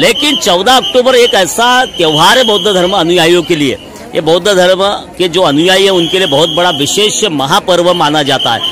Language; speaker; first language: Hindi; non-native, local second language; Marathi